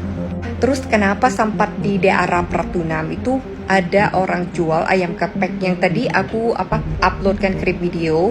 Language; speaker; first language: Indonesian; non-native, learner; Thai